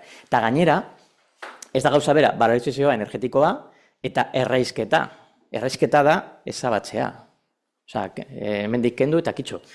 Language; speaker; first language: Basque; non-native, local second language; Spanish